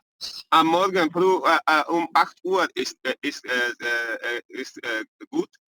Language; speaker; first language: German; non-native, learner; Hindi